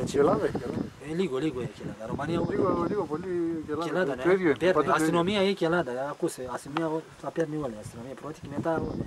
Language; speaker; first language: Greek; non-native, learner; Romanian